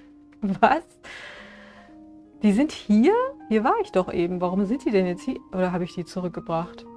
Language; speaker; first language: German; native; German